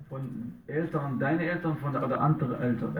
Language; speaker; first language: German; non-native, fluent; Arabic